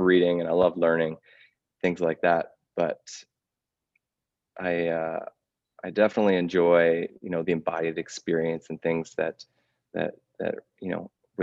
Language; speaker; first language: English; native; English